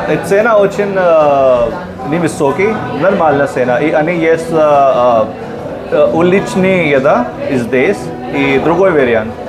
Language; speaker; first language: Russian; non-native, learner; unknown